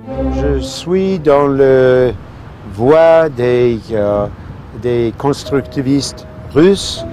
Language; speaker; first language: French; non-native, fluent; English